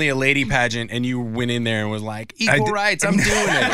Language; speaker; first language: English; native; English